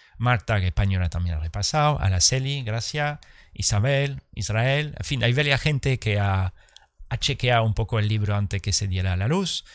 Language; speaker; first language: Spanish; early bilingual, heritage; Spanish